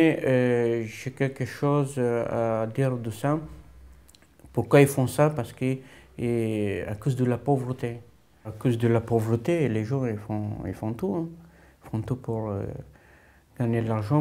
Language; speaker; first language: French; non-native, fluent; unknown